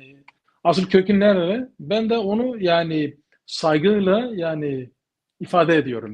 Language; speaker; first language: Turkish; early bilingual, heritage; Kurdish